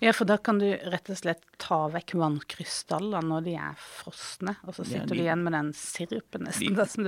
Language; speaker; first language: Norwegian; native; Norwegian